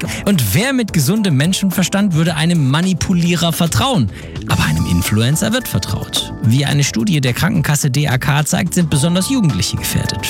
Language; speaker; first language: German; native; German